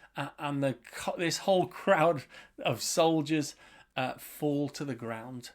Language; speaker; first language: English; native; English